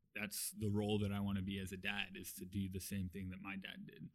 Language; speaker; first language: English; native; English